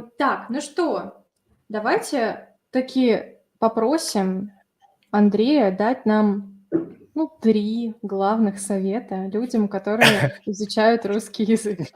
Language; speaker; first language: Russian; native; Russian